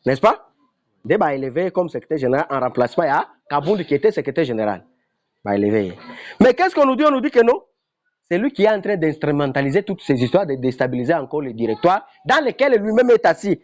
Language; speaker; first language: French; non-native, local second language; Lingala